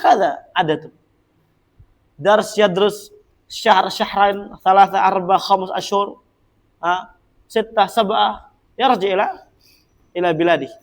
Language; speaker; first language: Arabic; non-native, fluent; Indonesian